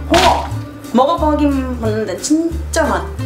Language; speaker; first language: Korean; non-native, fluent; Spanish